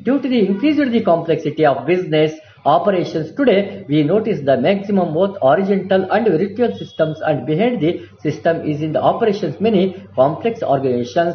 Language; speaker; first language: English; non-native, local second language; Kannada